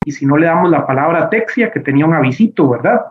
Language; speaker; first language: Spanish; native; Spanish